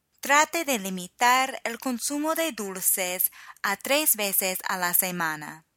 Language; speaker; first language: Spanish; non-native, fluent; English